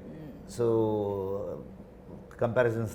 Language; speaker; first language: Telugu; non-native, learner; Kannada